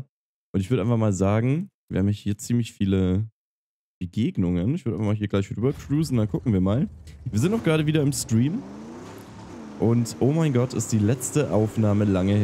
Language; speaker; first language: German; native; German